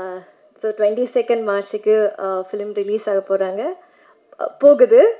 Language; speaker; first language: Tamil; non-native, learner; Malayalam